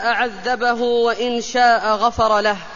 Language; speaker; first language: Arabic; native; Arabic